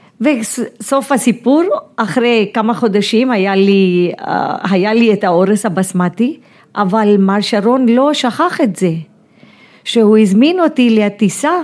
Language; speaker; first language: Hebrew; non-native, fluent; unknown